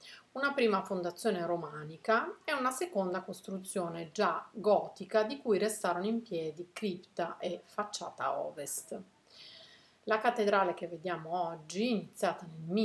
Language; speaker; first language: Italian; native; Italian